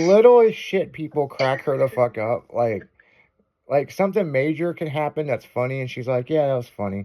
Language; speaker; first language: English; native; English